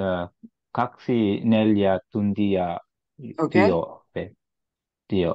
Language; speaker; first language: Finnish; non-native, learner; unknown